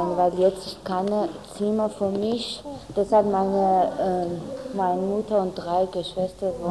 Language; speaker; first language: German; non-native, learner; Persian